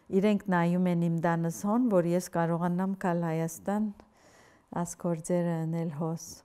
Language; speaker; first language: Armenian; early bilingual, heritage; Armenian